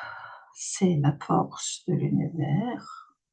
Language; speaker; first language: French; non-native, fluent; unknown